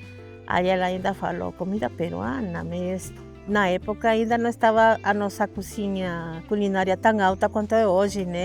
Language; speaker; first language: Portuguese; non-native, fluent; Spanish